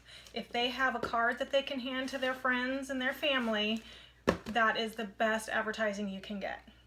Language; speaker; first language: English; native; English